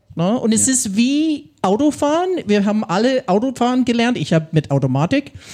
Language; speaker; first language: German; non-native, fluent; English